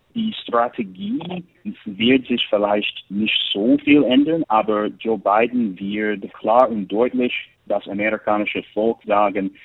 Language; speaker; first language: German; non-native, fluent; English